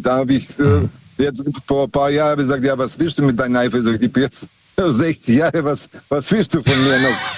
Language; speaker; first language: German; native; German